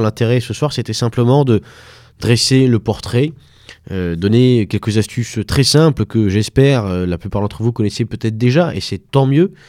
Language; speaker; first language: French; native; French